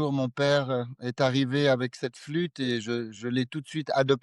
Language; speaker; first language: French; non-native, fluent; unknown